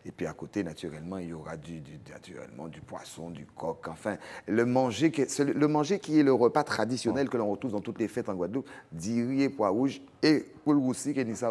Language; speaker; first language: French; native; French